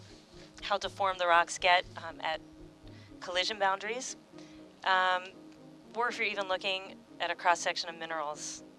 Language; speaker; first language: English; native; English